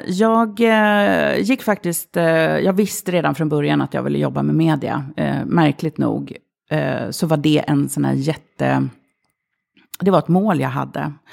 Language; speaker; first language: Swedish; early bilingual, other home language; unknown